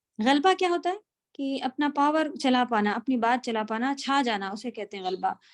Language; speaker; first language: Urdu; native; Urdu